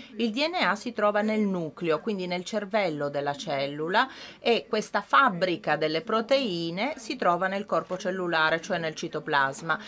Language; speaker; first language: Italian; non-native, fluent; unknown